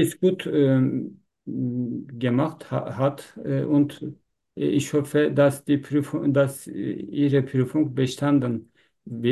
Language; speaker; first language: German; non-native, learner; Turkish